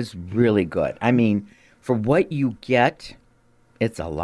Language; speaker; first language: English; native; English